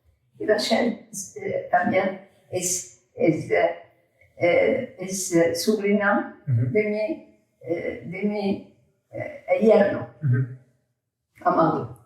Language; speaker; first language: Spanish; early bilingual, heritage; Ladino